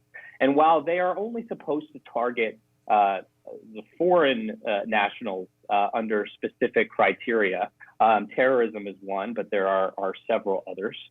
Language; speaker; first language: English; native; English